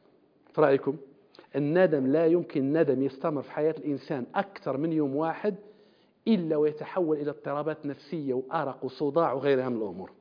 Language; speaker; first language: Arabic; native; Arabic